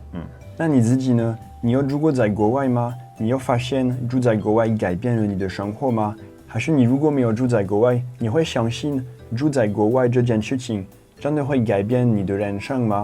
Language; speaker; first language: Chinese; non-native, fluent; French